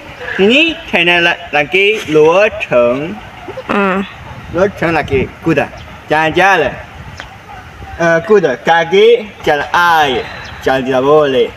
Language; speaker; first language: Indonesian; non-native, learner; Chinese